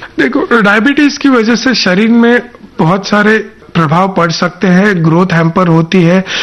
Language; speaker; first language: Hindi; non-native, local second language; Marathi